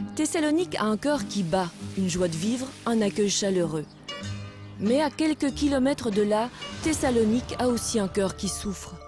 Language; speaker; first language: French; native; French